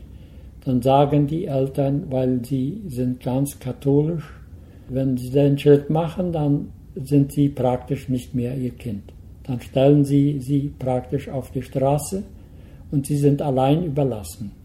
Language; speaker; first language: German; early bilingual, heritage; Low German